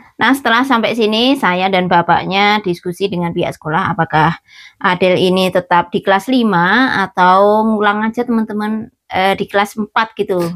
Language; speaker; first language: Indonesian; native; Indonesian